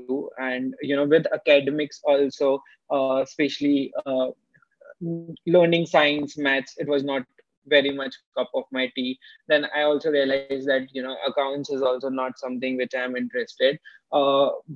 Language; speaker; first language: English; non-native, local second language; Hindi